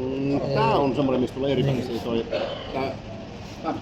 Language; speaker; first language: Finnish; native; Finnish